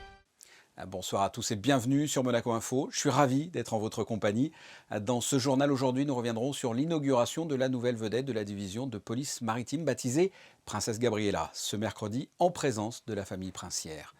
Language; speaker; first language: French; native; French